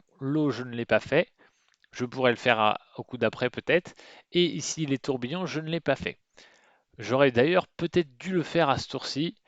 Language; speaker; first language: French; native; French